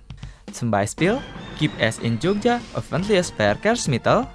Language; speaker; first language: German; non-native, fluent; Indonesian